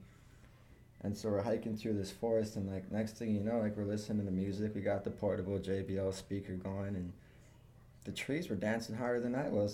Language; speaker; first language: English; native; English